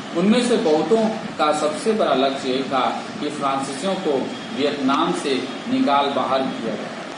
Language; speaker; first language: Hindi; native; Hindi